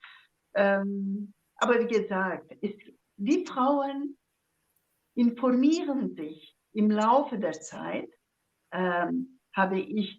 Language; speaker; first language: German; non-native, fluent; Zaza